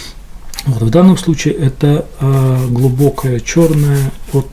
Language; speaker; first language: Russian; native; Russian